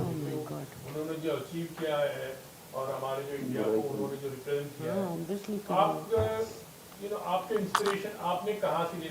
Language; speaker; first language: Hindi; native; Hindi